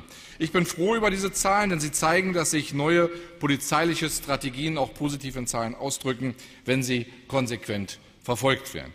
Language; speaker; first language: German; native; German